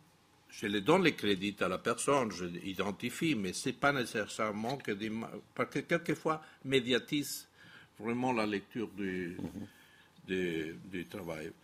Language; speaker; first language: French; non-native, fluent; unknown